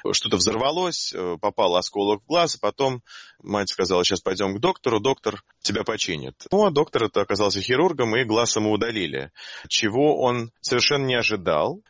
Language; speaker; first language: Russian; native; Russian